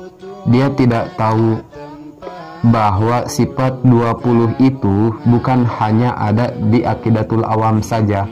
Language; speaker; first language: Indonesian; non-native, local second language; Sundanese